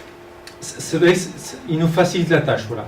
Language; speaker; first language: French; native; French